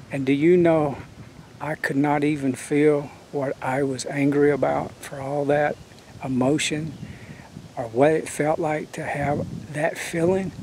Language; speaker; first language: English; native; English